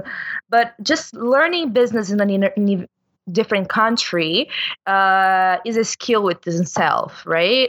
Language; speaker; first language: English; non-native, fluent; Portuguese